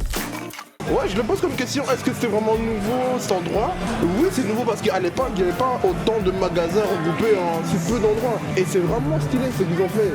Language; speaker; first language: French; native; French